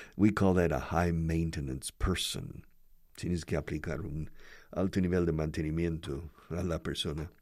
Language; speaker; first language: Spanish; non-native, fluent; English